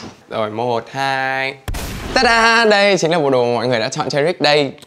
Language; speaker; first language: Vietnamese; native; Vietnamese